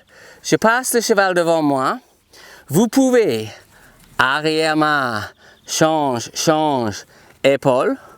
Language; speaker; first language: French; non-native, fluent; English